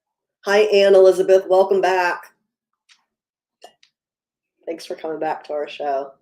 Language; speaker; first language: English; native; English